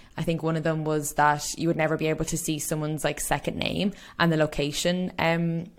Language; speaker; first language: English; native; English